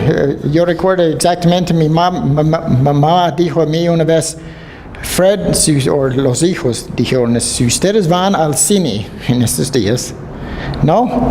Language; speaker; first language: Spanish; non-native, fluent; Dutch